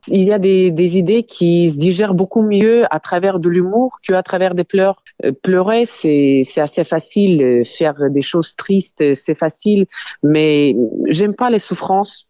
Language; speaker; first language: French; non-native, fluent; Ukrainian